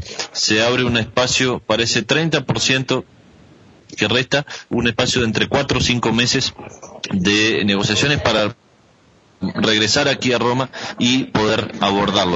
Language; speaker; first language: Spanish; native; Spanish